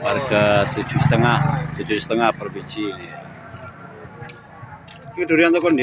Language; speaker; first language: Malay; non-native, local second language; Javanese